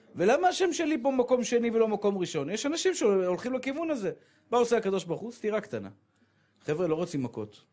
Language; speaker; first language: Hebrew; native; Hebrew